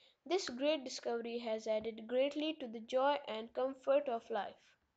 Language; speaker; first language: English; non-native, local second language; Urdu